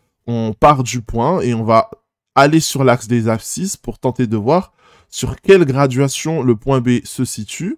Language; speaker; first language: French; native; French